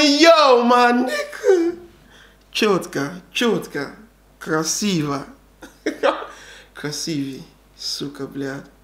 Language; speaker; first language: Russian; non-native, learner; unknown